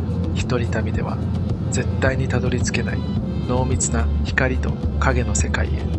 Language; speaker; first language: Japanese; native; Japanese